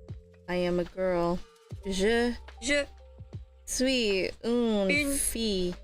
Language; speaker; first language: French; non-native, learner; English